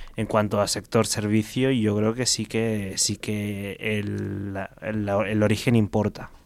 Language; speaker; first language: Spanish; early bilingual, other home language; Filipino